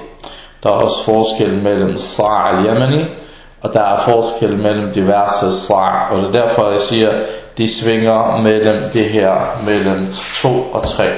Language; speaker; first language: Danish; early bilingual, other home language; Arabic